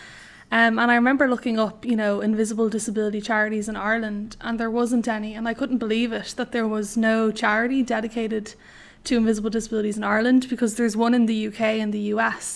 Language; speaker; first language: English; native; English